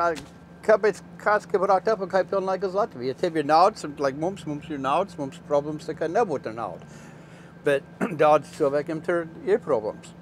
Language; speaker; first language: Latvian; early bilingual, heritage; English